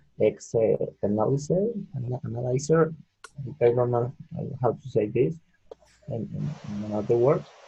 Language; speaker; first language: English; non-native, learner; Spanish